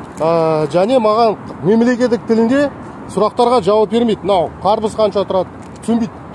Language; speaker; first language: Kazakh; native; Kazakh